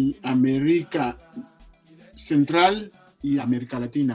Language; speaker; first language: Spanish; non-native, fluent; Haitian Creole